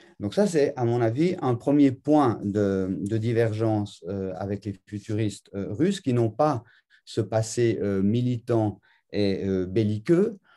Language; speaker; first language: French; native; French